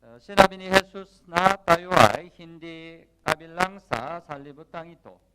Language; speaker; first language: Filipino; non-native, learner; Korean